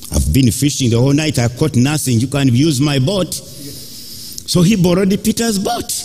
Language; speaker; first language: English; non-native, local second language; Ganda